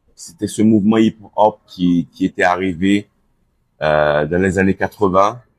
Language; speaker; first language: French; early bilingual, other home language; Haitian Creole